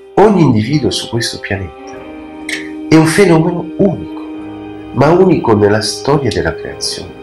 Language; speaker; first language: Italian; non-native, fluent; French